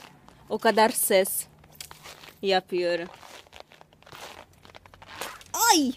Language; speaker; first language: Turkish; non-native, learner; Russian